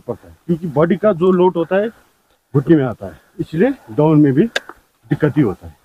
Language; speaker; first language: Hindi; non-native, local second language; Nepali